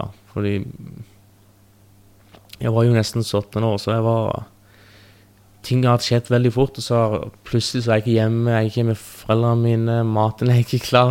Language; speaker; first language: Norwegian; early bilingual, other home language; Persian